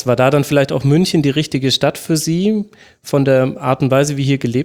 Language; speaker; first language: German; native; German